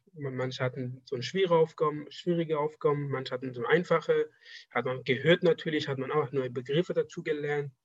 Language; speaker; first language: German; non-native, fluent; Persian